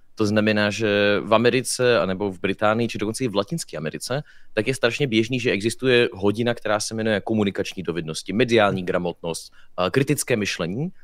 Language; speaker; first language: Czech; early bilingual, other home language; Russian